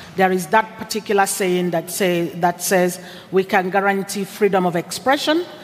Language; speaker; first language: English; non-native, local second language; Igbo